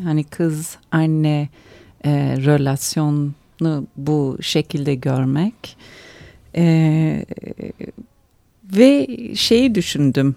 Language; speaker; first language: Turkish; early bilingual, heritage; Turkish